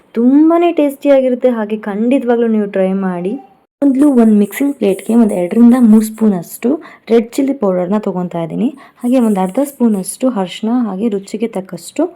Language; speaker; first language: Kannada; non-native, local second language; Konkani